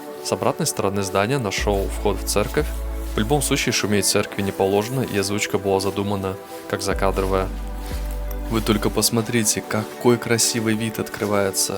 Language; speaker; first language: Russian; native; Russian